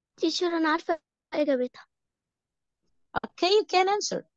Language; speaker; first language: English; non-native, learner; Arabic